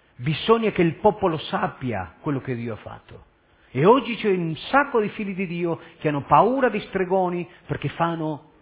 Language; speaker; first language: Italian; non-native, fluent; Spanish